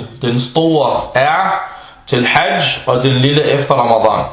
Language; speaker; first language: Danish; early bilingual, other home language; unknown